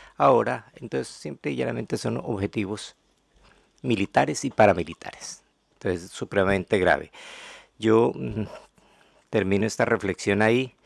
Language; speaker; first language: Spanish; native; Spanish